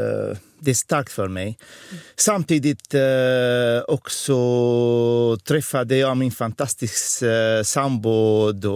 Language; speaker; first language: Swedish; non-native, fluent; Arabic